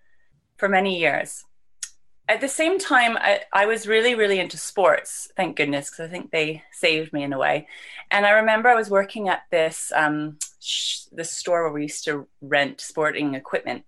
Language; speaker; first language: English; native; English